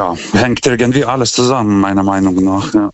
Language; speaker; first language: German; non-native, fluent; Lithuanian